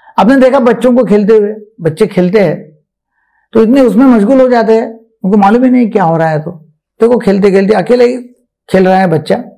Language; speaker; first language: Hindi; non-native, local second language; Marathi